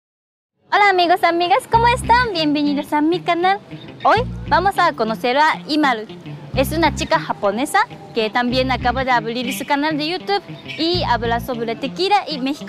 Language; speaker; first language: Spanish; non-native, learner; Japanese